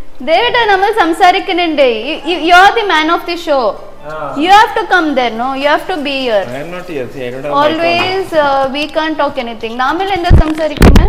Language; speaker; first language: Malayalam; non-native, learner; Tamil